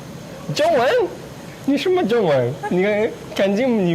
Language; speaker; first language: Chinese; non-native, learner; Arabic